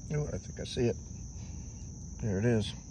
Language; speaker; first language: English; native; English